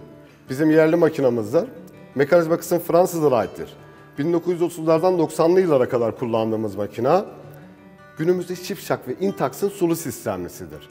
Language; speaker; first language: Turkish; native; Turkish